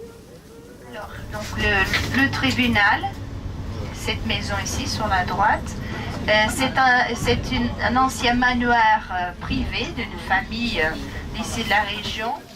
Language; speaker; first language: French; non-native, fluent; Portuguese